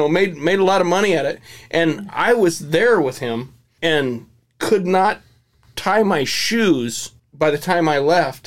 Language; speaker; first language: English; native; English